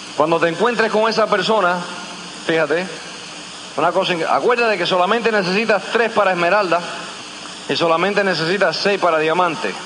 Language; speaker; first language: Spanish; early bilingual, heritage; Spanish